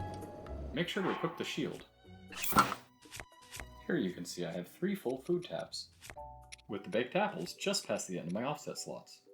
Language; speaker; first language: English; native; English